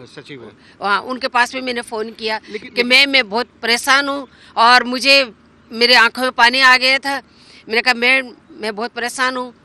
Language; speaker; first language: Hindi; native; Hindi